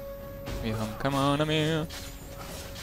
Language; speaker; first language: German; native; German